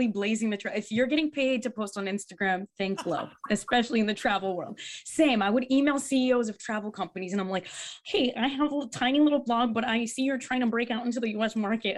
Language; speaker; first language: English; early bilingual, other home language; Portuguese